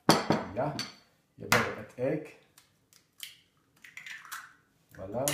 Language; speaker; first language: Swedish; non-native, learner; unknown